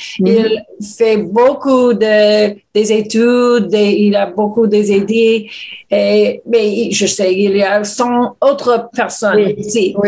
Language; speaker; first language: French; non-native, learner; English